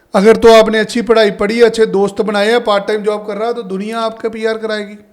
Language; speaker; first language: Hindi; non-native, local second language; Punjabi